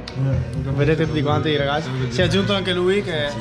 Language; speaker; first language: Italian; native; Italian